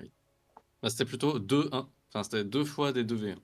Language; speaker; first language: French; native; French